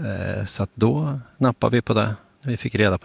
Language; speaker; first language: Swedish; native; Swedish